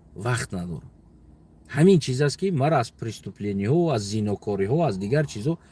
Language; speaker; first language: Persian; non-native, local second language; Uzbek